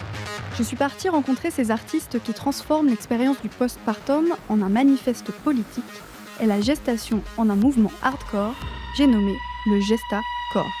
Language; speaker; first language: French; native; French